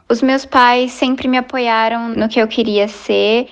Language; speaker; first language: Portuguese; native; Portuguese